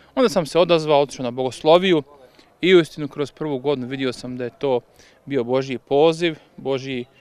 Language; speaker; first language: Croatian; native; Croatian